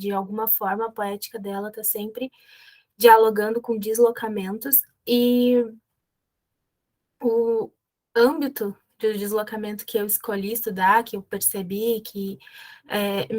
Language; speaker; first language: Portuguese; native; Portuguese